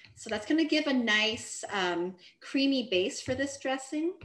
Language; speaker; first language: English; native; English